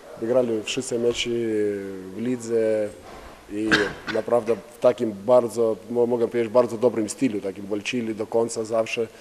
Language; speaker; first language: Polish; non-native, fluent; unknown